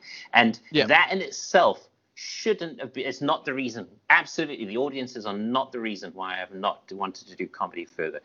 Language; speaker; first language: English; native; English